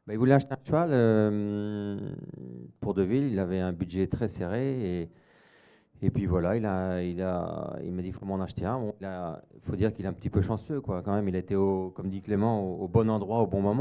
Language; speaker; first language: French; native; French